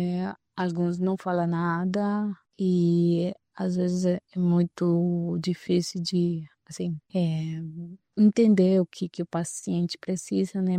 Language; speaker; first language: Portuguese; non-native, fluent; Spanish